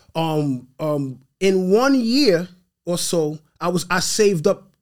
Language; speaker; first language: English; early bilingual, other home language; Haitian Creole